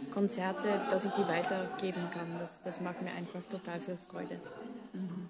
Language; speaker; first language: German; non-native, fluent; Dutch